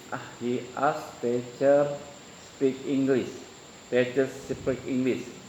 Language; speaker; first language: English; non-native, learner; Indonesian